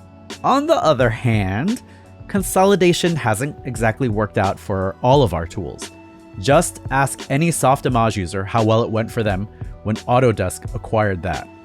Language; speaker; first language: English; native; English